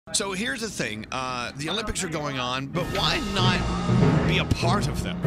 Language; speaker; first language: English; native; English